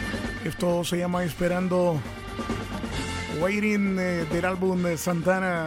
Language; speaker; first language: Spanish; native; Spanish